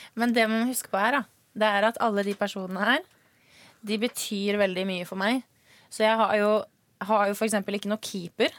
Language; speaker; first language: Norwegian; early bilingual, other home language; Swedish